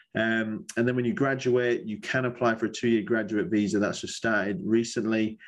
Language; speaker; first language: English; native; English